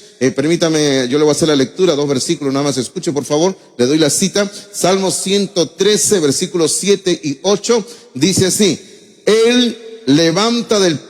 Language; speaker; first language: Spanish; native; Spanish